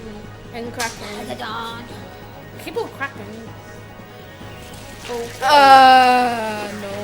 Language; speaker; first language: Welsh; non-native, local second language; English